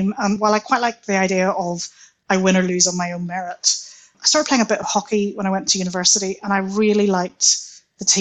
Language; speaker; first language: English; native; English